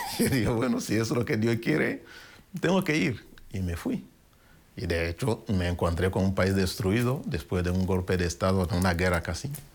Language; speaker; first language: Spanish; non-native, fluent; Kinyarwanda